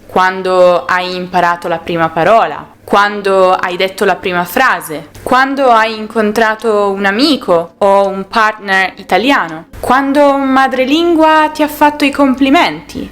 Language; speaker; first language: Italian; native; Italian